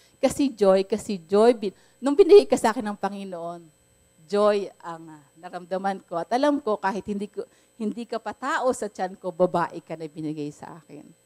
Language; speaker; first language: Filipino; native; Filipino